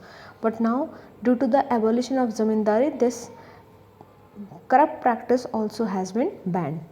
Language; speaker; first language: English; non-native, local second language; Hindi